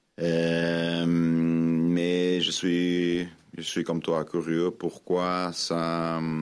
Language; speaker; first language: French; non-native, fluent; Portuguese